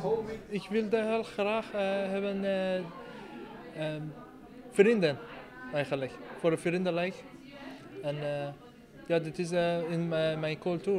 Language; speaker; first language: Dutch; non-native, learner; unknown